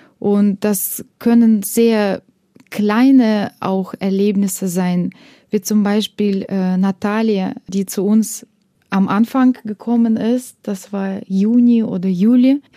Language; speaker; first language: German; non-native, fluent; Russian